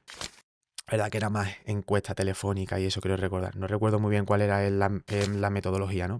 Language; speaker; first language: Spanish; native; Spanish